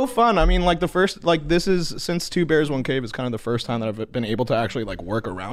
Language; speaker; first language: English; native; English